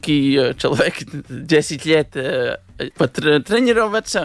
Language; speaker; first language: Russian; non-native, learner; Latvian